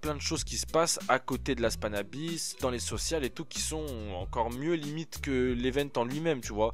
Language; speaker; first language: French; native; French